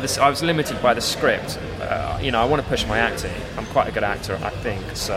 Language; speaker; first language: English; native; English